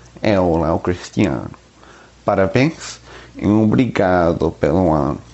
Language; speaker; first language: Portuguese; non-native, learner; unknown